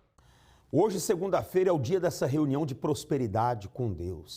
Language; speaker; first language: Portuguese; native; Portuguese